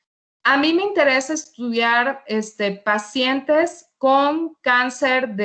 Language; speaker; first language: Spanish; native; Spanish